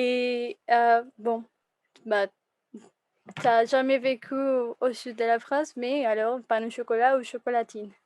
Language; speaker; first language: French; non-native, fluent; Spanish